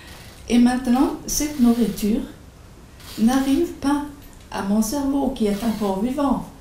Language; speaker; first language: French; non-native, fluent; Swedish